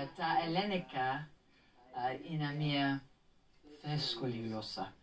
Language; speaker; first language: Greek; early bilingual, heritage; English